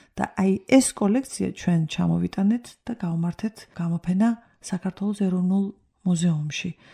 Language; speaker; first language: Georgian; native; Georgian